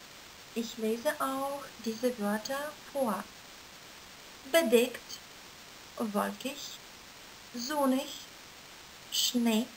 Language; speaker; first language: German; non-native, fluent; Russian